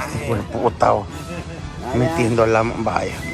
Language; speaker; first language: Spanish; native; Spanish